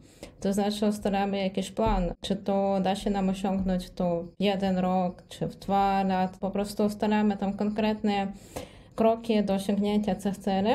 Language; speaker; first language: Polish; non-native, fluent; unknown